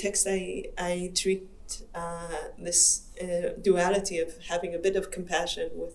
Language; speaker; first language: English; non-native, fluent; Hebrew